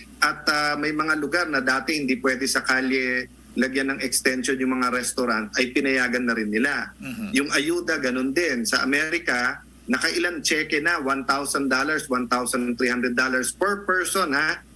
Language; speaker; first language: Filipino; native; Filipino